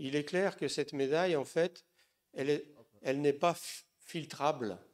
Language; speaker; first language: French; native; French